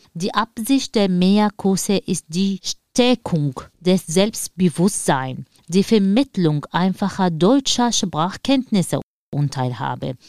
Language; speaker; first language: German; non-native, fluent; Arabic